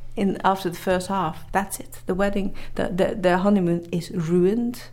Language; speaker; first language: English; non-native, fluent; Norwegian